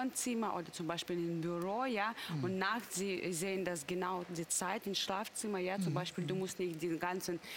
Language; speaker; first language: German; non-native, fluent; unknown